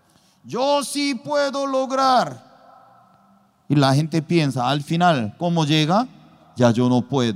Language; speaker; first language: Spanish; non-native, learner; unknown